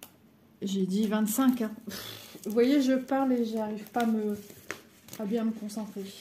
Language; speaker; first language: French; native; French